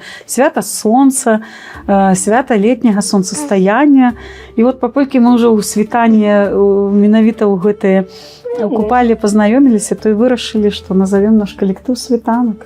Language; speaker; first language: Belarusian; native; Belarusian